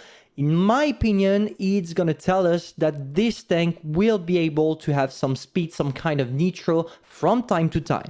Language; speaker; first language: English; non-native, fluent; French